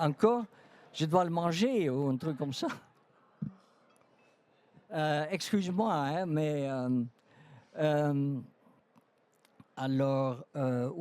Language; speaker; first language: French; non-native, fluent; Dutch